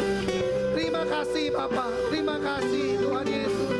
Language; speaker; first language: Indonesian; native; Indonesian